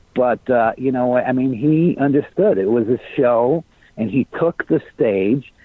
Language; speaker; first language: English; native; English